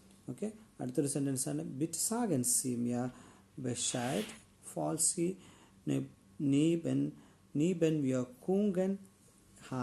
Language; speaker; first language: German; non-native, learner; Malayalam